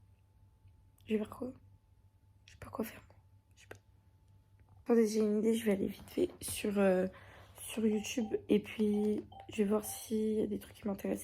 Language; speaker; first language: French; native; French